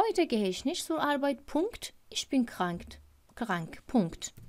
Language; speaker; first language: German; non-native, fluent; Persian